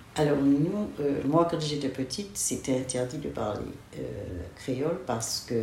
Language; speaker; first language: French; non-native, local second language; Guadeloupean Creole French